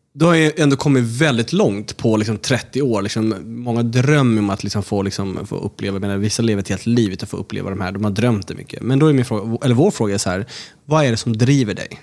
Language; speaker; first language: Swedish; native; Swedish